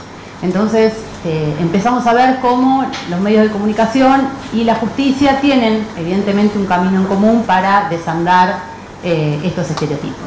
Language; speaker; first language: Spanish; native; Spanish